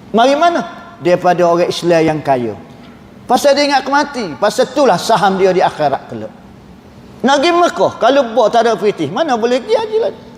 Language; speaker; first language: Malay; native; Malay